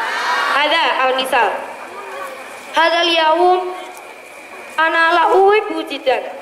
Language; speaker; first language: Arabic; non-native, learner; Indonesian